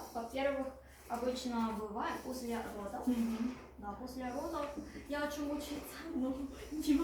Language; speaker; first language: Russian; non-native, fluent; Korean